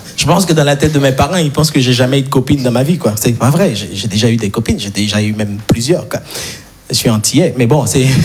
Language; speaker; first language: French; non-native, local second language; Haitian Creole